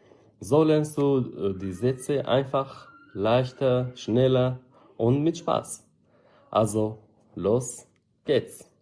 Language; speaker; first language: German; non-native, fluent; Arabic